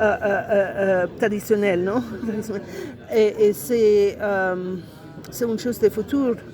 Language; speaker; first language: French; non-native, learner; Italian